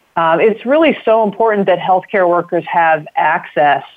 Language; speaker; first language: English; native; English